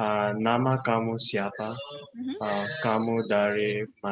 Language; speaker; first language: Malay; non-native, learner; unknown